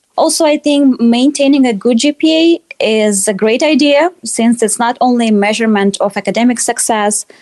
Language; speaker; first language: English; non-native, fluent; Russian